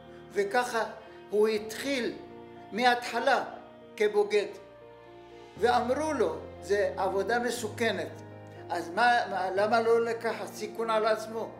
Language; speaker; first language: Hebrew; non-native, fluent; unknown